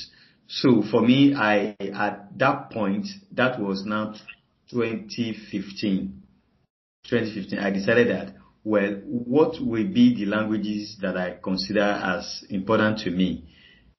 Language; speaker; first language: English; non-native, local second language; Yoruba